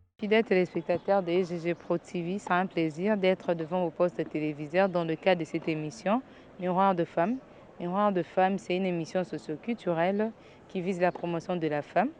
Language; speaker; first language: French; non-native, local second language; Lingala